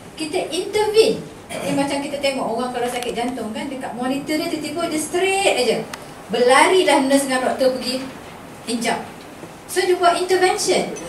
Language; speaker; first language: Malay; native; Malay